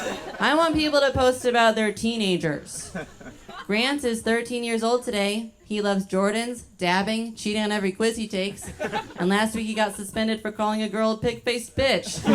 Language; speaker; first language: English; native; English